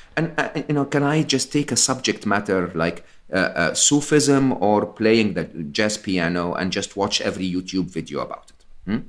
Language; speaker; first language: English; non-native, fluent; Arabic